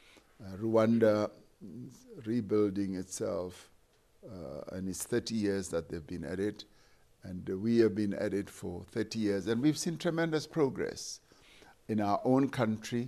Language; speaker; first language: English; non-native, local second language; Venda